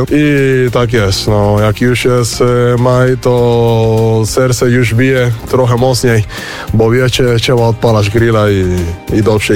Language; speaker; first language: Polish; non-native, learner; Spanish